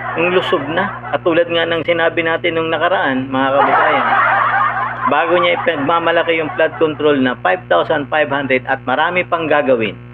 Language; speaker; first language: Filipino; non-native, local second language; Cebuano